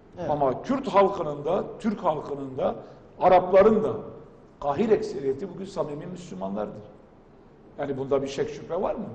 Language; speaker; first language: Turkish; non-native, local second language; Kurdish